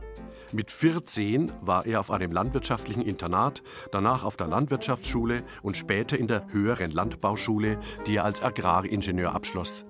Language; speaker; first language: German; native; German